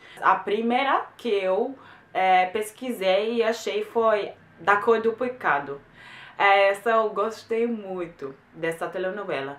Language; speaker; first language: Portuguese; non-native, fluent; German